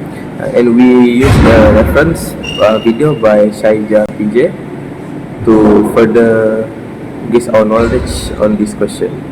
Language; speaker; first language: English; non-native, learner; Malay